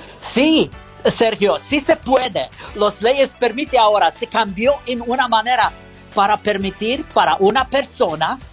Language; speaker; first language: Spanish; non-native, learner; English